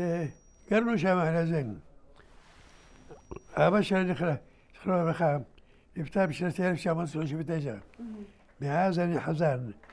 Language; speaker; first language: Hebrew; early bilingual, other home language; Arabic